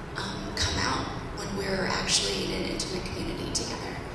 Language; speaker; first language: English; native; English